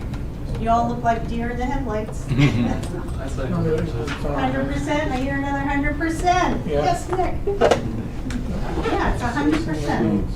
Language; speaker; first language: English; native; English